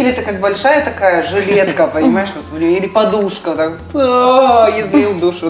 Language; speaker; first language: Russian; native; Russian